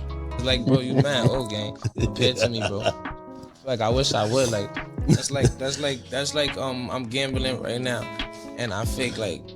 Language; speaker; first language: English; native; English